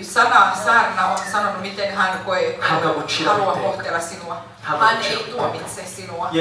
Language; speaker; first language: Finnish; non-native, fluent; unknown